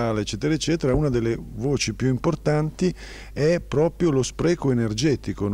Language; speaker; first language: Italian; native; Italian